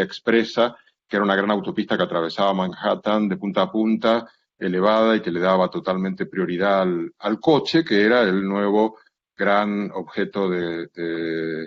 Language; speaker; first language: Spanish; native; Spanish